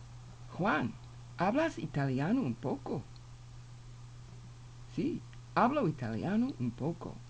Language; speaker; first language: Spanish; non-native, fluent; English